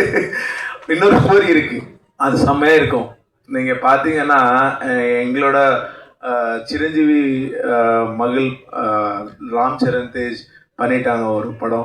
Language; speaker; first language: Tamil; non-native, local second language; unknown